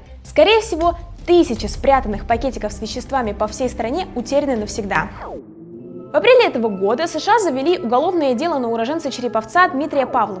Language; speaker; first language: Russian; native; Russian